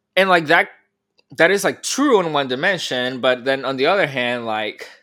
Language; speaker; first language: English; early bilingual, other home language; Spanish